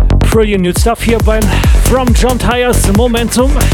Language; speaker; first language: English; non-native, fluent; German